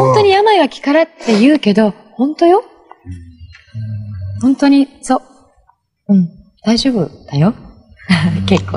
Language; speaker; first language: Japanese; native; Japanese